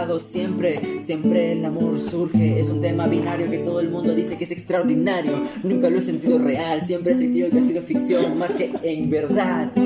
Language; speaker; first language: Spanish; native; Spanish